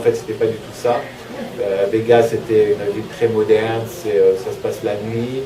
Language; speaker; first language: French; native; French